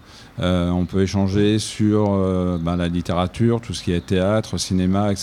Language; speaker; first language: French; native; French